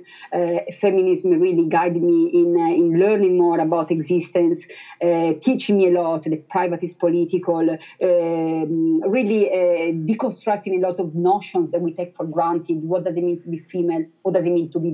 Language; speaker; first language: English; non-native, fluent; Italian